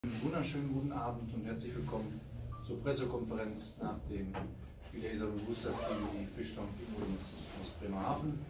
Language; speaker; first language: German; native; German